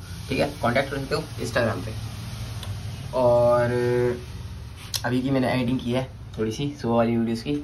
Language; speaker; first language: Hindi; native; Hindi